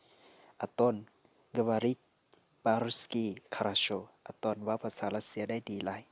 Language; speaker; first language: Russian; non-native, learner; Lao